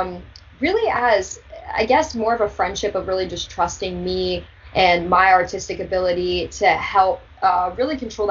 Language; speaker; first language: English; native; English